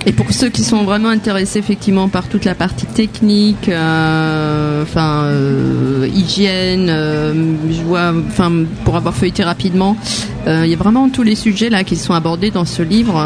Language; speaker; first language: French; native; French